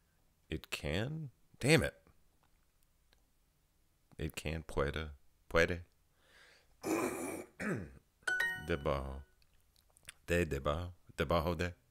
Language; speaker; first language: Spanish; non-native, learner; English